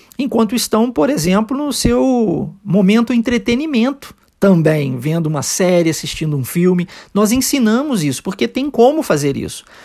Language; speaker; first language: Portuguese; early bilingual, heritage; Portuguese